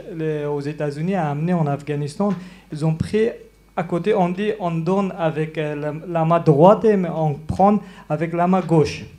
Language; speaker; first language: French; non-native, learner; Persian